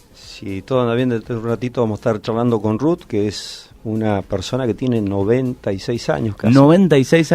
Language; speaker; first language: Spanish; native; Spanish